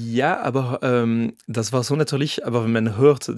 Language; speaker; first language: German; non-native, fluent; French